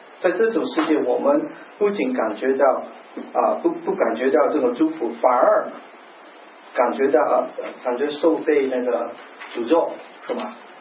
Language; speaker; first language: Chinese; non-native, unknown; English